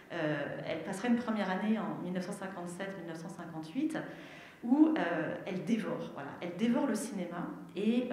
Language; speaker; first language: French; native; French